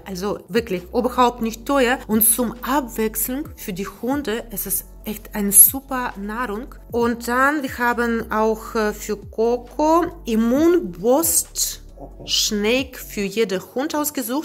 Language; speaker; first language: German; non-native, learner; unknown